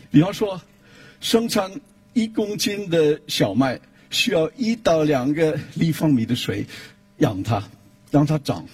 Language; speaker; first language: Chinese; non-native, fluent; German